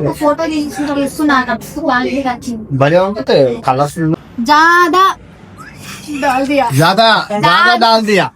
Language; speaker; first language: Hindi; non-native, local second language; Telugu